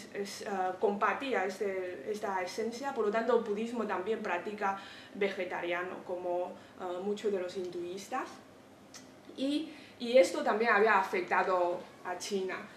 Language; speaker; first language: Spanish; non-native, fluent; Chinese